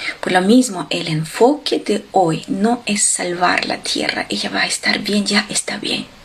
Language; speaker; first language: Spanish; non-native, fluent; Ukrainian